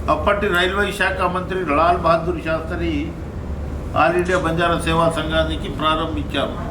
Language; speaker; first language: Telugu; non-native, local second language; Lambadi